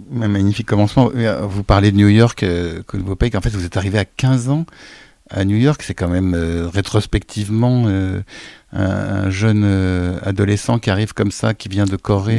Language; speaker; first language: French; native; French